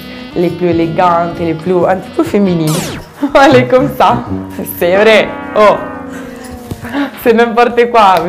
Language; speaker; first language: French; non-native, learner; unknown